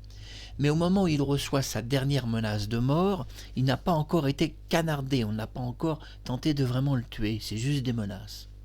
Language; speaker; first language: French; native; French